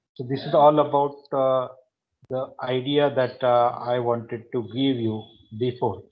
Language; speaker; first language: English; non-native, local second language; Marathi